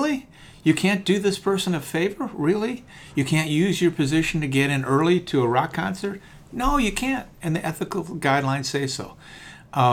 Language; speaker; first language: English; native; English